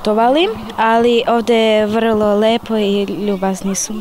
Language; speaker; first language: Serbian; non-native, local second language; Slovak